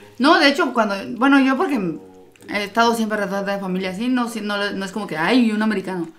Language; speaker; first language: Spanish; native; Spanish